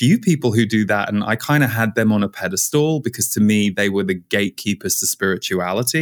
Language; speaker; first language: English; native; English